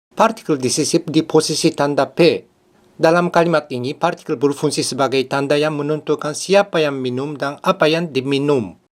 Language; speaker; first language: Indonesian; non-native, fluent; Japanese